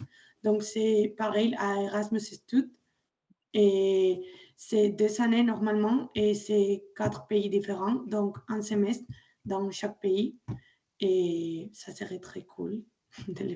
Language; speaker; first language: French; non-native, learner; Spanish